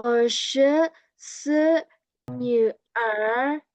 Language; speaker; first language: Chinese; non-native, learner; Burmese